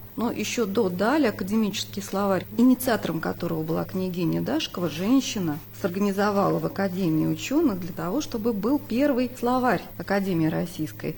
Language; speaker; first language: Russian; native; Russian